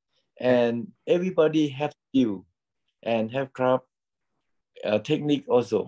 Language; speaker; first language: English; non-native, learner; Thai